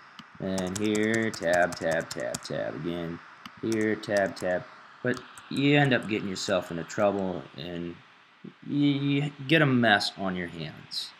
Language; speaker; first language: English; native; English